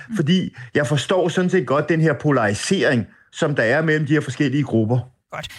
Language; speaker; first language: Danish; native; Danish